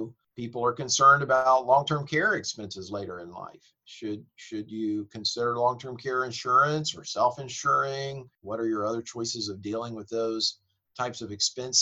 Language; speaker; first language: English; native; English